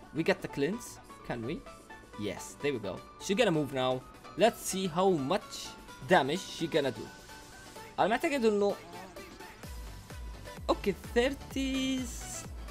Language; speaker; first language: English; non-native, fluent; Arabic